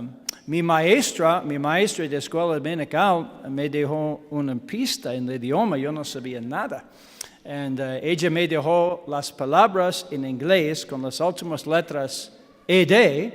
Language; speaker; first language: Spanish; non-native, learner; English